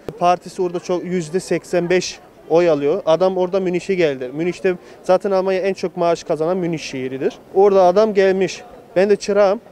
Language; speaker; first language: Turkish; early bilingual, heritage; Turkish